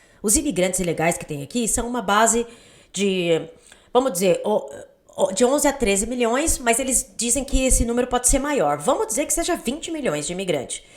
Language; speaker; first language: Portuguese; native; Portuguese